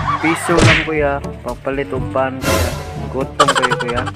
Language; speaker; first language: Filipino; non-native, local second language; Cebuano